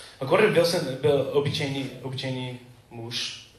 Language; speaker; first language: Czech; non-native, learner; English